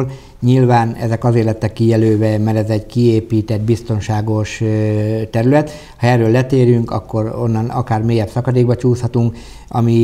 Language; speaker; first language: Hungarian; native; Hungarian